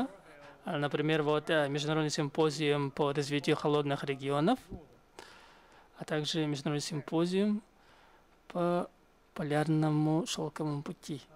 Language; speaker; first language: Russian; non-native, fluent; Chinese